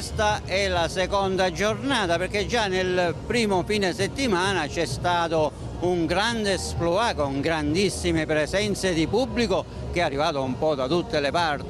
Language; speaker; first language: Italian; native; Italian